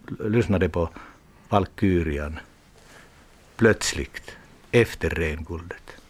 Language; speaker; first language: Swedish; non-native, learner; Finnish